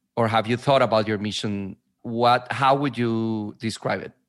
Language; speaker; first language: English; non-native, fluent; Spanish